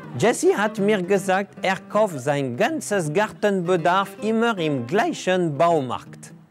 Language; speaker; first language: German; non-native, fluent; French